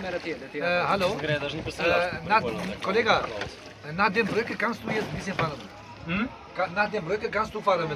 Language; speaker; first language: German; non-native, learner; Albanian